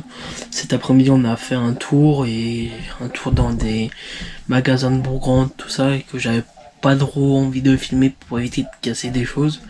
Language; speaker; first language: French; native; French